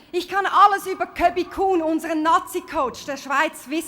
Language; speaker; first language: German; native; German